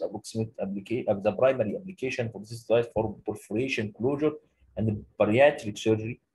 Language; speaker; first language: English; non-native, local second language; Arabic